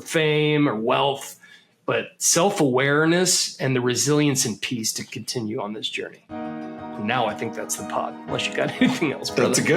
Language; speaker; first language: English; native; English